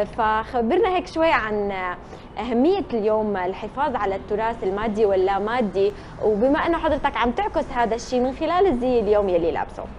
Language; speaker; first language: Arabic; native; Arabic